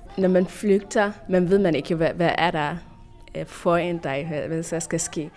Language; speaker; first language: Danish; non-native, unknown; Tigrinya